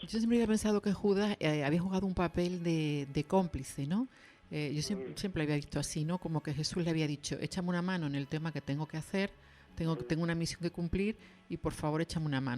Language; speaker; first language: Spanish; native; Spanish